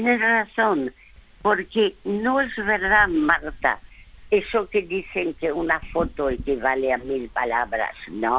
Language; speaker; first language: Spanish; early bilingual, other home language; French